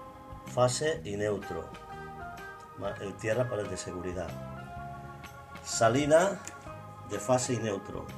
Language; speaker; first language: Spanish; native; Spanish